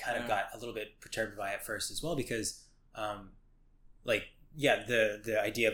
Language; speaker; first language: English; native; English